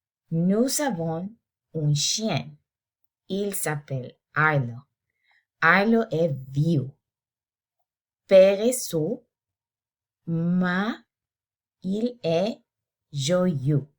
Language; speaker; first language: French; non-native, learner; English